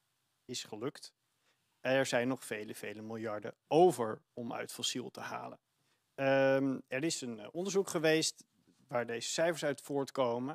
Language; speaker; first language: Dutch; native; Dutch